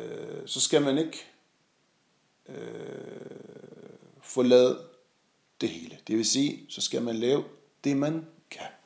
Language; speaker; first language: Danish; non-native, fluent; Arabic